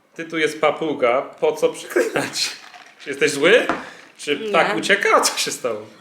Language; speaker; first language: Polish; non-native, fluent; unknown